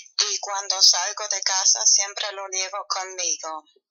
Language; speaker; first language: Spanish; non-native, fluent; German